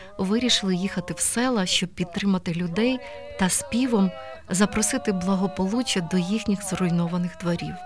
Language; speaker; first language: Ukrainian; native; Ukrainian